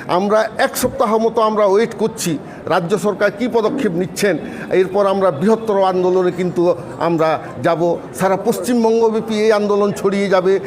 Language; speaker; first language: Bangla; non-native, local second language; Santali